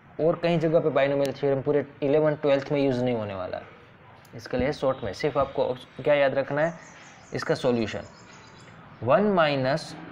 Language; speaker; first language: Hindi; non-native, local second language; Gujarati